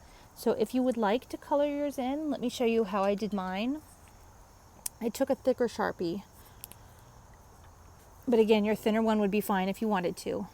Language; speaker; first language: English; native; English